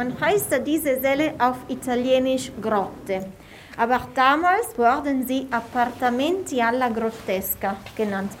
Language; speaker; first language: German; non-native, fluent; Italian